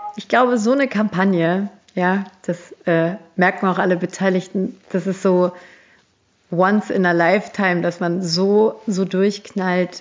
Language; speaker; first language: German; early bilingual, other home language; Turkish